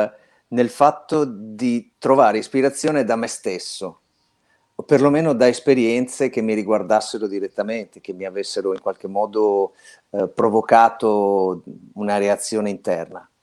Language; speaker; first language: Italian; native; Italian